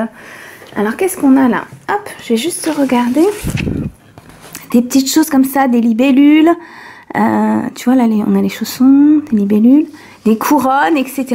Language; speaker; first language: French; native; French